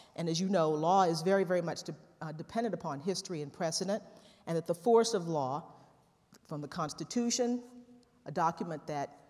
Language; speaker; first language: English; native; English